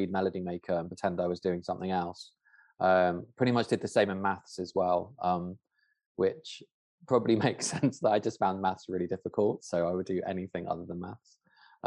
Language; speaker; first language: English; native; English